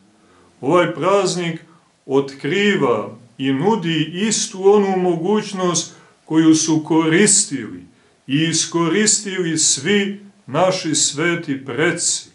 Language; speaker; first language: Serbian; native; Serbian